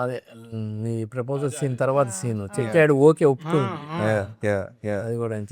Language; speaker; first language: Telugu; native; Telugu